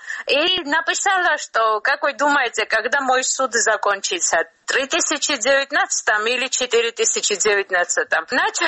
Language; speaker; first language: Russian; non-native, local second language; Georgian